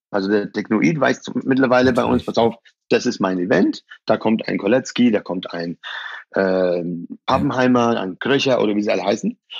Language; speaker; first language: German; early bilingual, other home language; Persian